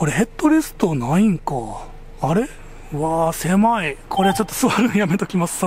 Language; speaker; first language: Japanese; native; Japanese